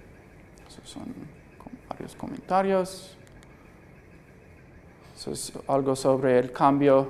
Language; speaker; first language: Spanish; non-native, fluent; English